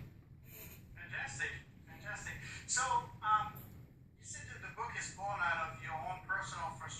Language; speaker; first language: English; native; English